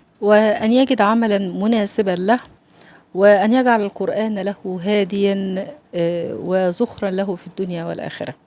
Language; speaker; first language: Arabic; native; Arabic